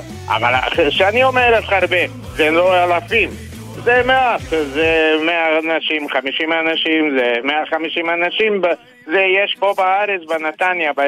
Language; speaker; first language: Hebrew; non-native, fluent; Bosnian